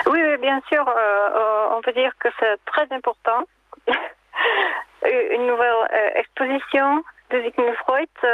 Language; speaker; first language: French; non-native, fluent; Czech